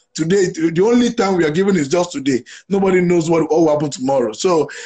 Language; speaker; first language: English; non-native, local second language; Yoruba